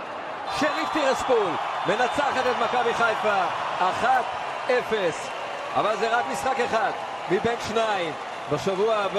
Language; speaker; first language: Hebrew; native; Hebrew